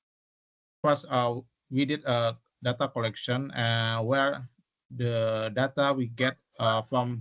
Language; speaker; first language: English; non-native, local second language; Indonesian